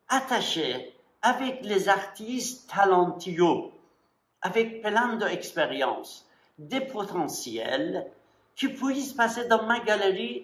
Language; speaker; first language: French; non-native, fluent; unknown